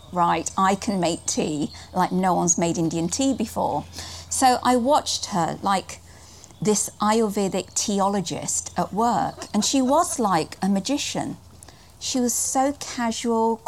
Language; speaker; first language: English; native; English